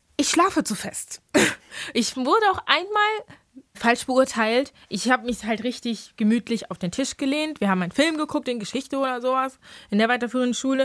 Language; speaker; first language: German; early bilingual, other home language; English